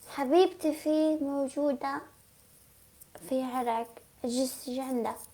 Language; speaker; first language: Arabic; non-native, learner; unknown